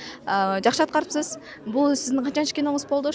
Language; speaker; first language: Kyrgyz; native; Kyrgyz